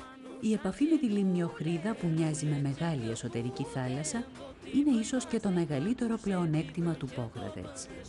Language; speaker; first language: Greek; native; Greek